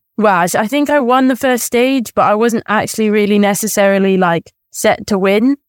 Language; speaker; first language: English; native; English